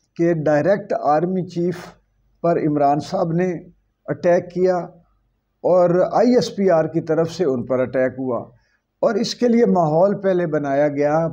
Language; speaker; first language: Urdu; native; Urdu